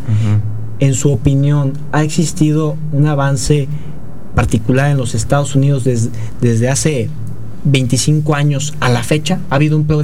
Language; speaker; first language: Spanish; native; Spanish